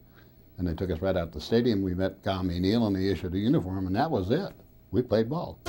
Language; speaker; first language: English; native; English